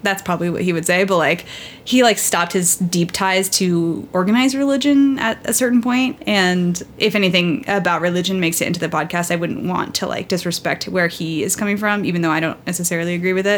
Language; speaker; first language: English; native; English